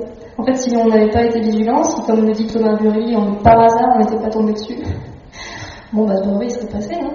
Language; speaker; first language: French; native; French